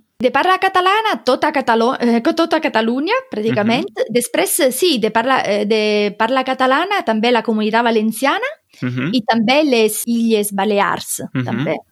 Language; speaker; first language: Catalan; non-native, fluent; Italian